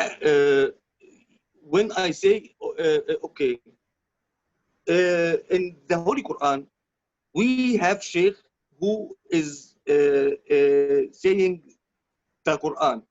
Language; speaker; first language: English; non-native, learner; Arabic